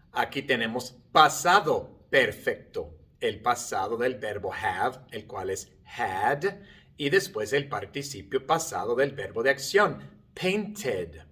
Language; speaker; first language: Spanish; non-native, fluent; English